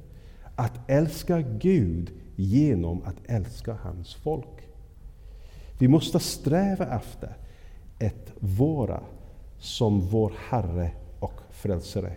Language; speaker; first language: Swedish; non-native, fluent; English